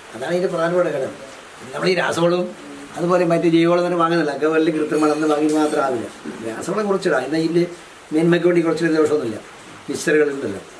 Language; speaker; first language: Malayalam; native; Malayalam